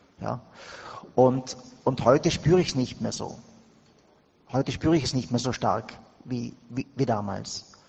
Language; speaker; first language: German; native; German